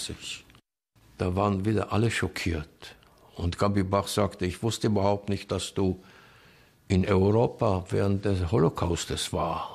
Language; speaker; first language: German; non-native, fluent; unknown